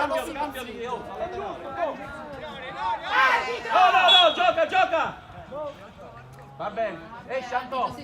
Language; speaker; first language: Italian; native; Italian